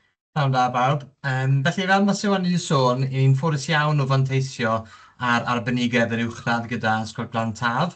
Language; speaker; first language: Welsh; native; Welsh